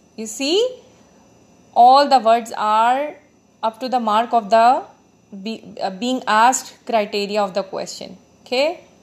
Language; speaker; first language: English; non-native, local second language; Urdu